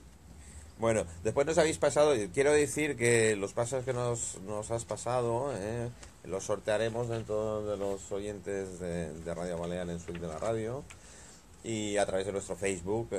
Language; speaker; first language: Spanish; native; Spanish